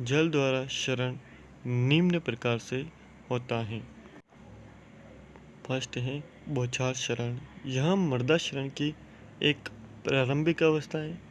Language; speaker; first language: Hindi; native; Hindi